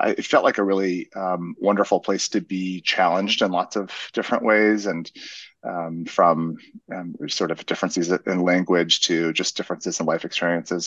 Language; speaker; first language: English; native; English